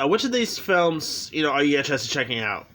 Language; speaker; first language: English; native; English